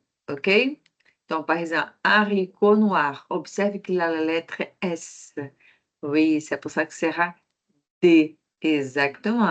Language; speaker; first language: French; non-native, fluent; Portuguese